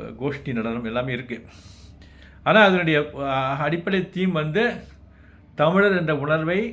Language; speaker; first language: Tamil; native; Tamil